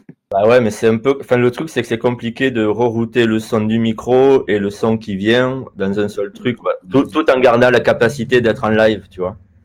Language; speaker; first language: French; native; French